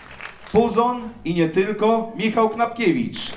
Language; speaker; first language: Polish; native; Polish